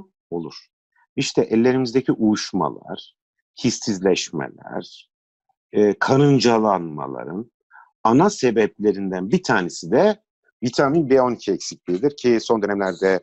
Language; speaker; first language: Turkish; native; Turkish